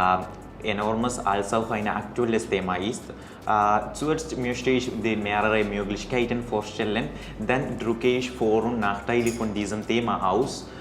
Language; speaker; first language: German; non-native, learner; Malayalam